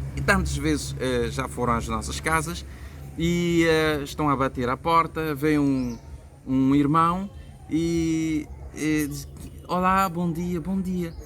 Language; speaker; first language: Portuguese; non-native, local second language; Kabuverdianu